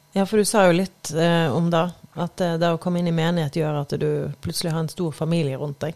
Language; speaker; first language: Norwegian; native; Norwegian